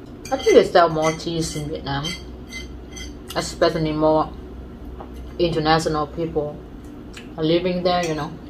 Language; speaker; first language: English; non-native, fluent; Vietnamese